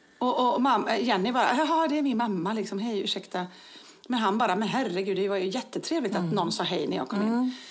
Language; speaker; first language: Swedish; native; Swedish